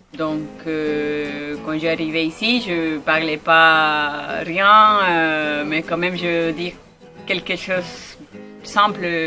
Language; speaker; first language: French; non-native, learner; Spanish